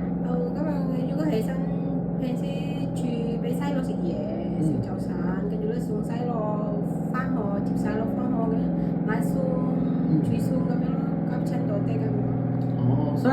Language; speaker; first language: Cantonese; non-native, learner; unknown